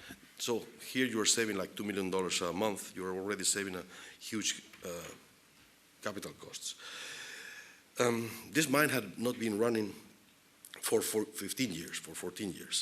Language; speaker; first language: English; non-native, fluent; Spanish